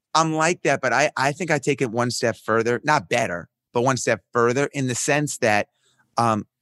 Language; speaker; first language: English; native; English